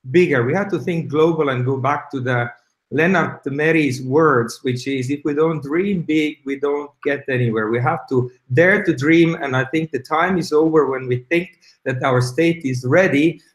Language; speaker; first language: English; non-native, fluent; Estonian